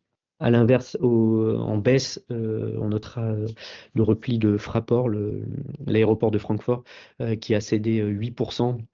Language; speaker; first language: French; native; French